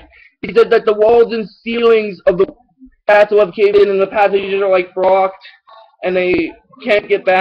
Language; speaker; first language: English; native; English